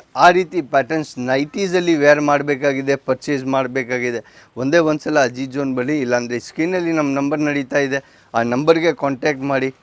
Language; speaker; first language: Kannada; non-native, local second language; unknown